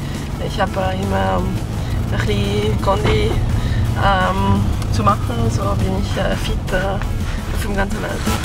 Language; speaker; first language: German; non-native, local second language; French